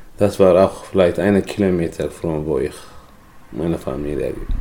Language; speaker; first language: German; non-native, learner; Tigrinya